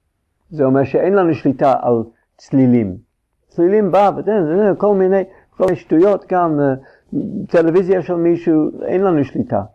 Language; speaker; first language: Hebrew; non-native, fluent; English